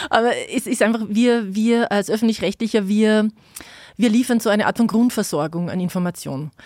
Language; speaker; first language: German; native; German